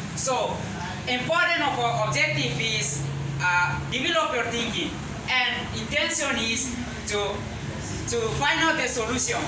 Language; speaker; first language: English; non-native, learner; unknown